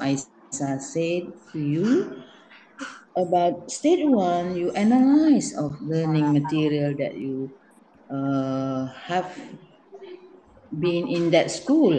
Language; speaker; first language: English; non-native, learner; Indonesian